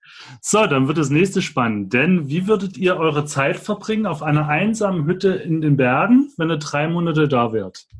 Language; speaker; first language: German; native; German